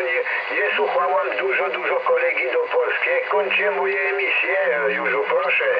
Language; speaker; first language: Polish; non-native, learner; French